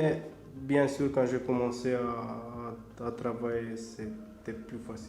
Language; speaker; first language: French; non-native, fluent; Romanian